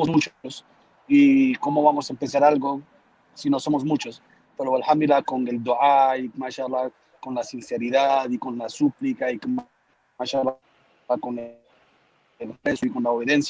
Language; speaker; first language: Spanish; early bilingual, heritage; Spanish